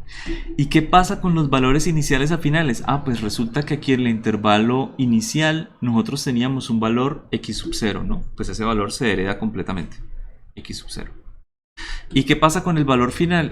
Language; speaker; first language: Spanish; native; Spanish